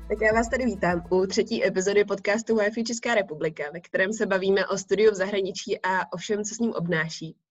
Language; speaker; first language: Czech; native; Czech